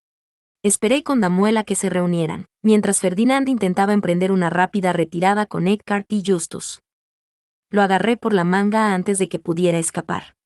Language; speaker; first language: Spanish; native; Spanish